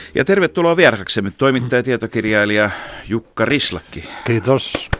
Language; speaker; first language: Finnish; native; Finnish